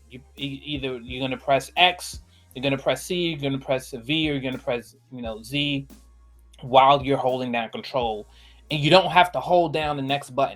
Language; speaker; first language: English; native; English